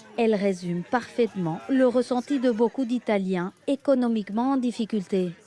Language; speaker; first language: French; native; French